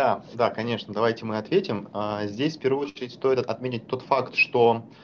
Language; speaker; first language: Russian; native; Russian